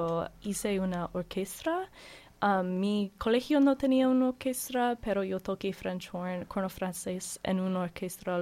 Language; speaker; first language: Spanish; non-native, learner; English